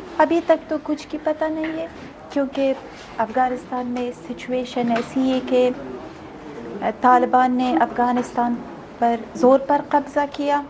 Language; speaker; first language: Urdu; non-native, fluent; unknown